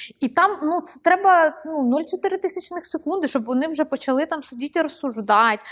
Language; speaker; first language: Ukrainian; non-native, local second language; Russian